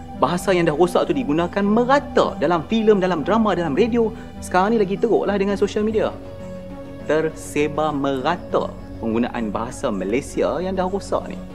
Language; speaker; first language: Malay; native; Malay